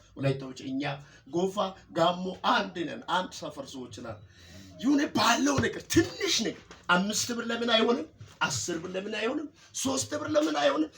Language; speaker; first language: Amharic; non-native, local second language; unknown